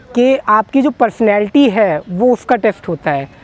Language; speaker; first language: Hindi; native; Hindi